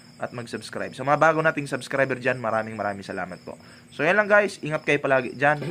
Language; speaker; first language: Filipino; non-native, local second language; Cebuano